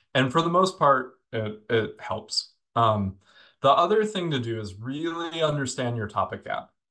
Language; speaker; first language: English; native; English